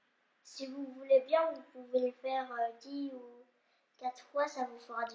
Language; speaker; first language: French; native; French